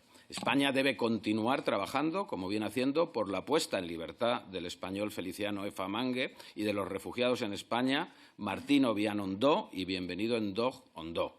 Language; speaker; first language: Spanish; native; Spanish